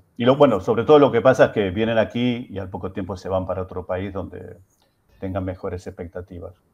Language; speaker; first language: Spanish; native; Spanish